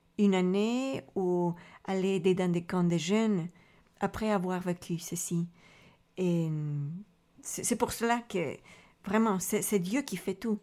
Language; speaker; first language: French; non-native, fluent; Spanish